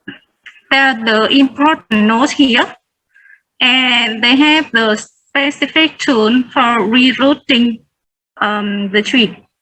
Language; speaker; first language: English; non-native, learner; Vietnamese